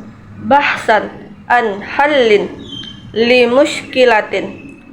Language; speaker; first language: Arabic; non-native, learner; Indonesian